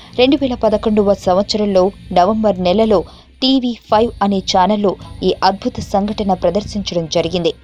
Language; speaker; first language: Telugu; native; Telugu